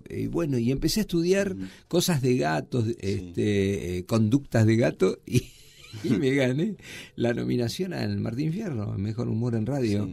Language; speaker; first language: Spanish; native; Spanish